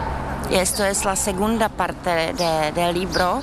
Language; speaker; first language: Spanish; non-native, learner; Czech